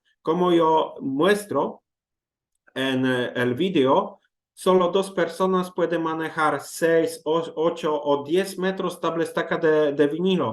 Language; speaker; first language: Spanish; non-native, learner; Polish